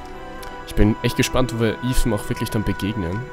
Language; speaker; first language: German; native; German